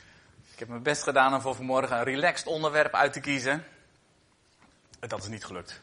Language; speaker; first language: Dutch; native; Dutch